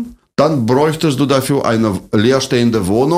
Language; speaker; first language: German; non-native, fluent; Russian